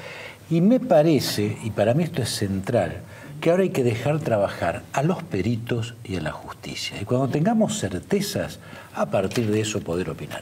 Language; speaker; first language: Spanish; native; Spanish